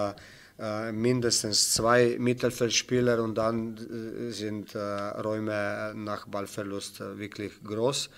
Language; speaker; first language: German; non-native, fluent; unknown